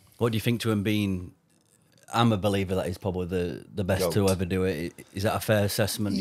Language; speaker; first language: English; native; English